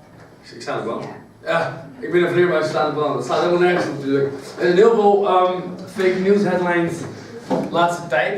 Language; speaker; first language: Dutch; native; Dutch